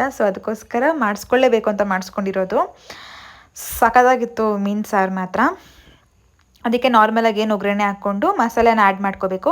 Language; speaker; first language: Kannada; native; Kannada